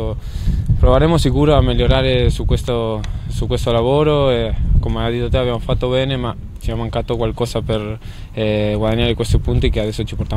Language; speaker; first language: Italian; non-native, fluent; Spanish